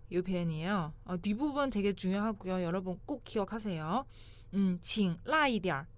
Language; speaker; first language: Korean; non-native, fluent; Chinese